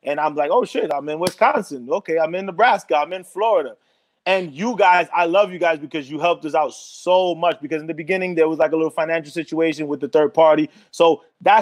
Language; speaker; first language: English; native; English